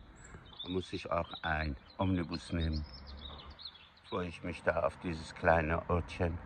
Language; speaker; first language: German; non-native, fluent; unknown